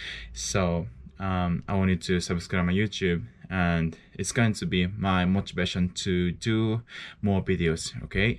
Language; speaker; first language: English; non-native, fluent; Japanese